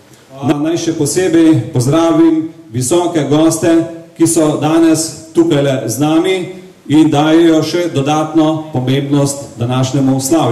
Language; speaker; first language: Slovenian; native; Slovenian